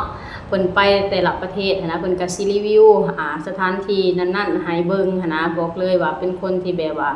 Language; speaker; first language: Thai; non-native, local second language; Lao